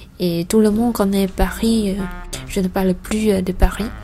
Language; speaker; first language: French; non-native, fluent; Vietnamese